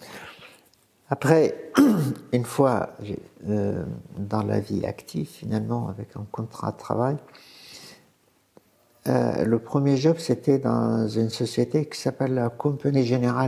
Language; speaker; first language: French; non-native, fluent; Arabic